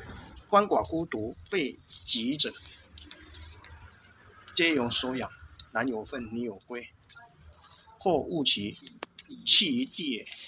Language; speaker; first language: Chinese; native; Chinese